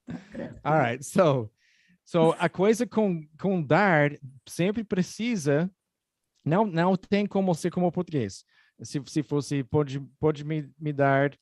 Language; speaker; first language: Portuguese; non-native, fluent; English